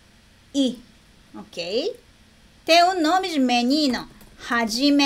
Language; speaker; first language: Portuguese; non-native, fluent; Japanese